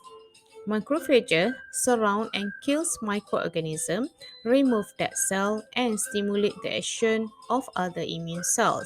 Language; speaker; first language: English; non-native, fluent; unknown